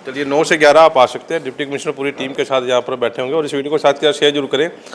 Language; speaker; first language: Hindi; native; Hindi